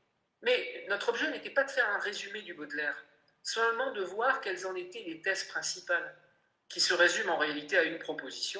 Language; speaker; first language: French; native; French